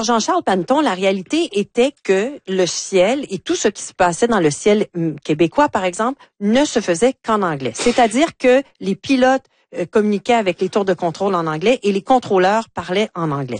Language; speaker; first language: French; native; French